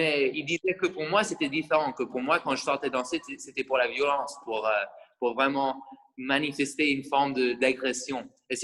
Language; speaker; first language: French; non-native, fluent; English